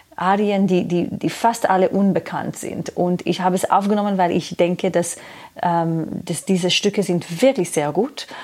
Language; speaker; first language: German; non-native, fluent; Hebrew